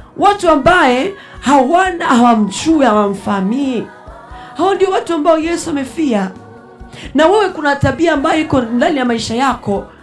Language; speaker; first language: Swahili; non-native, local second language; Rundi